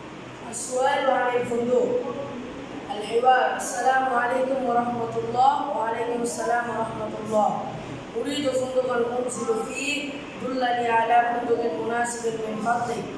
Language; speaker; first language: Arabic; non-native, learner; Bangla